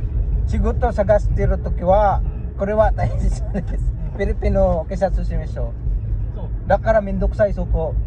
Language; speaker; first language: Japanese; non-native, learner; Filipino